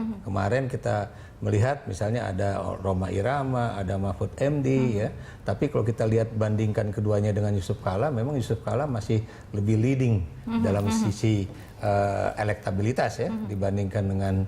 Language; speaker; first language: Indonesian; native; Indonesian